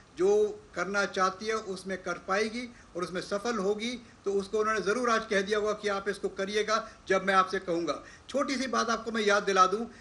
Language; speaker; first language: Hindi; native; Hindi